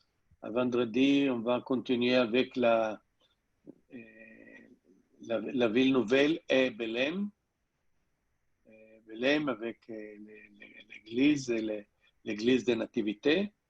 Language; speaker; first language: French; non-native, learner; Hebrew